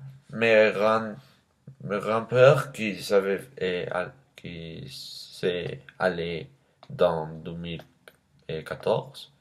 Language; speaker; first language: French; non-native, learner; Spanish